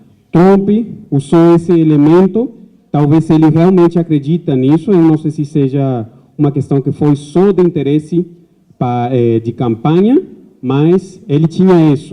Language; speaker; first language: Portuguese; non-native, fluent; Spanish